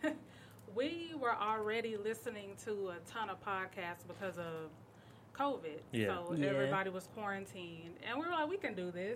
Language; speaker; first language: English; native; English